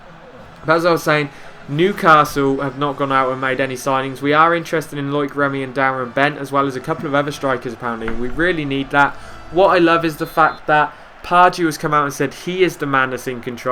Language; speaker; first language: English; native; English